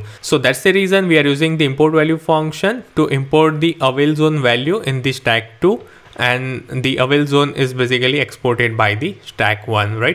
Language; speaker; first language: English; non-native, local second language; Hindi